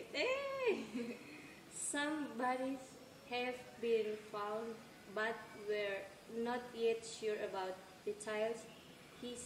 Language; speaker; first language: English; non-native, learner; Nias